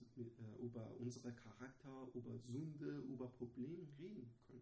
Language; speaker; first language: German; non-native, learner; Persian